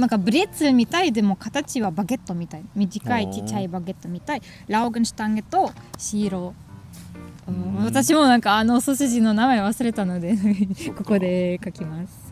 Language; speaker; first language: Japanese; non-native, learner; German